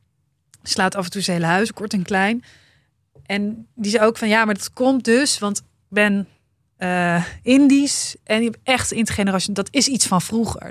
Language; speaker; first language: Dutch; native; Dutch